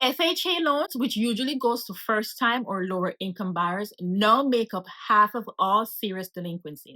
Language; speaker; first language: English; native; English